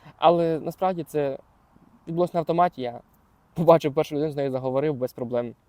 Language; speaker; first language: Ukrainian; non-native, local second language; Russian